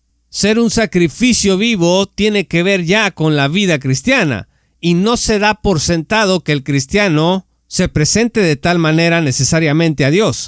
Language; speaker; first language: Spanish; native; Spanish